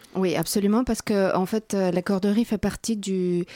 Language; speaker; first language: French; non-native, fluent; Bulgarian